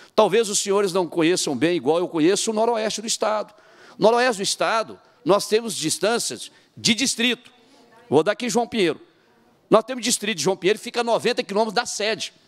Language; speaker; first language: Portuguese; native; Portuguese